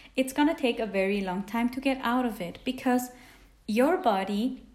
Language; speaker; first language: English; non-native, fluent; Italian